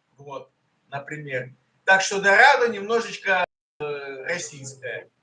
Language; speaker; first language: Russian; native; Russian